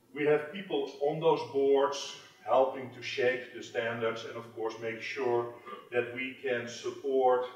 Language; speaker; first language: English; non-native, fluent; Dutch